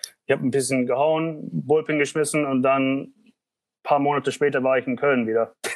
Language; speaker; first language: German; early bilingual, heritage; German